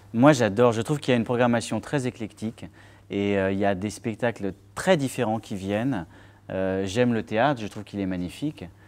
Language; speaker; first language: French; native; French